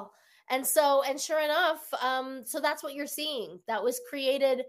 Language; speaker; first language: English; native; English